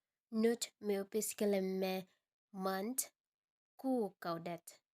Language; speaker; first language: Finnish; non-native, learner; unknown